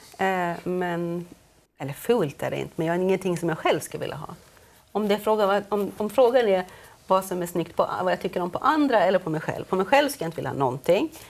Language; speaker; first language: Swedish; native; Swedish